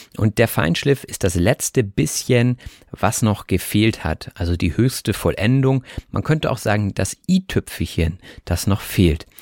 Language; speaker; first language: German; native; German